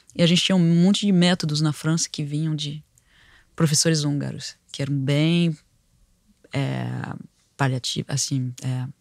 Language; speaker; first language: Portuguese; non-native, fluent; French